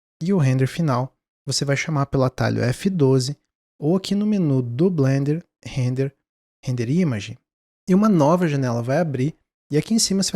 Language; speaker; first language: Portuguese; native; Portuguese